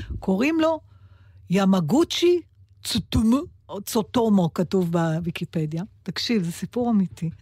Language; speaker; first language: Hebrew; native; Hebrew